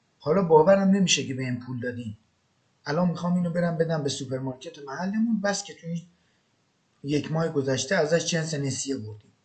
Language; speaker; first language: Persian; non-native, local second language; Azerbaijani